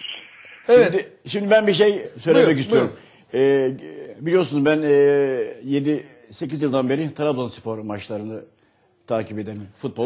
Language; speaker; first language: Turkish; native; Turkish